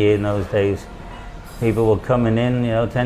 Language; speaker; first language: English; native; English